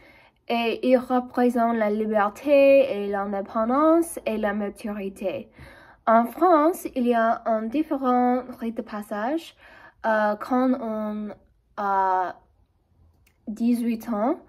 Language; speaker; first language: French; non-native, learner; English